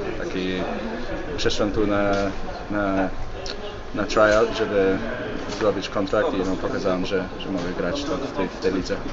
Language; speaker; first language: Polish; early bilingual, heritage; English